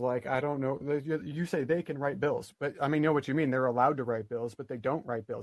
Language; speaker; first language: English; native; English